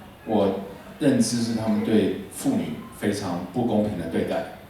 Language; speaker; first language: Chinese; native; Chinese